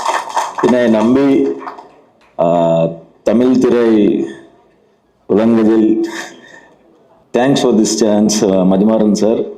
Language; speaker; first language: Tamil; non-native, learner; Telugu